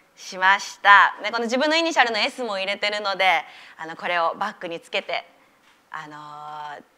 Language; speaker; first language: Japanese; native; Japanese